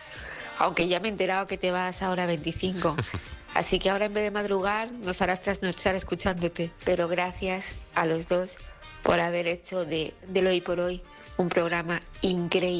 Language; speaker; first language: Spanish; native; Spanish